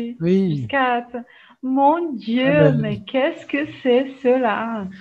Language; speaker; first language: French; non-native, fluent; Portuguese